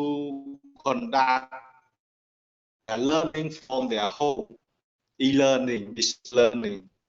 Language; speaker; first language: English; non-native, learner; Khmer